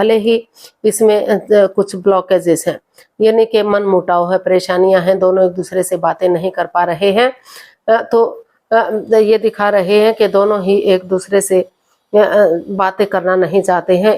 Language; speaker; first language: Hindi; native; Hindi